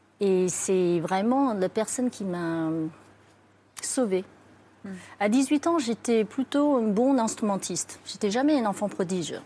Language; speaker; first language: French; non-native, fluent; Chinese